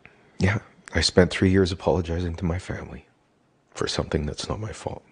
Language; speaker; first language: English; native; English